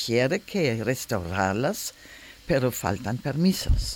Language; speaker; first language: Spanish; non-native, learner; German